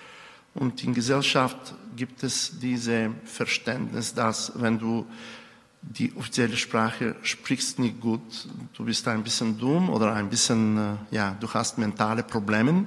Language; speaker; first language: German; non-native, fluent; Bulgarian